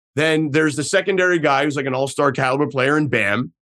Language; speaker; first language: English; native; English